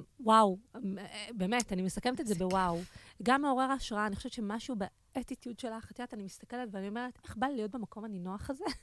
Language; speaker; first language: Hebrew; native; Hebrew